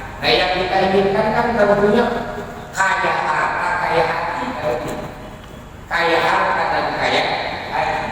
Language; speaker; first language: Indonesian; non-native, local second language; Sundanese